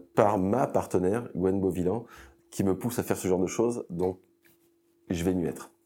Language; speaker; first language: French; native; French